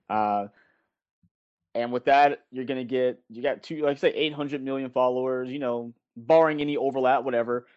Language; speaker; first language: English; native; English